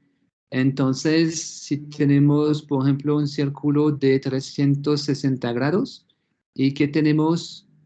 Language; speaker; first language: Spanish; non-native, fluent; French